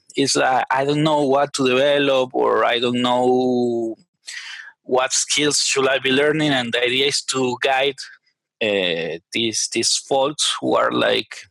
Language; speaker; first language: English; non-native, fluent; Spanish